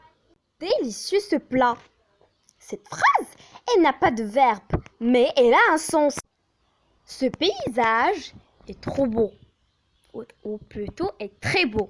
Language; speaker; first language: French; non-native, local second language; Arabic